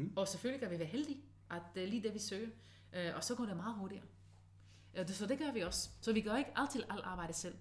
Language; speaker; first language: Danish; non-native, fluent; Dutch